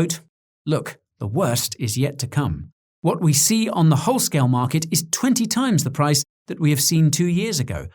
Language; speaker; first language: English; native; English